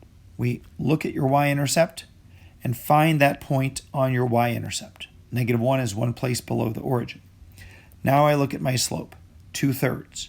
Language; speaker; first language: English; native; English